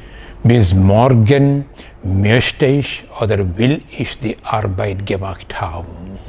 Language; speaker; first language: German; non-native, fluent; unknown